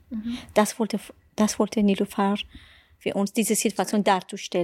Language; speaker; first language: German; non-native, fluent; Persian